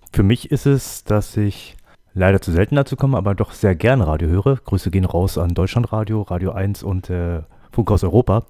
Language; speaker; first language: German; native; German